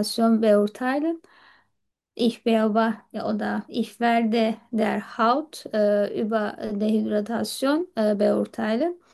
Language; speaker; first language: German; non-native, learner; Turkish